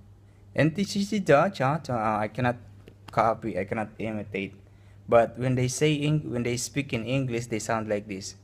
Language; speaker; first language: English; non-native, local second language; Filipino